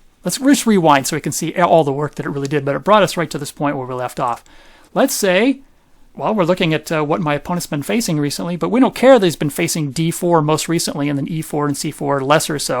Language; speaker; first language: English; native; English